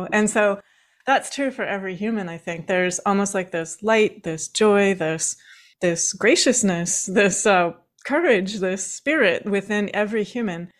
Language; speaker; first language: English; native; English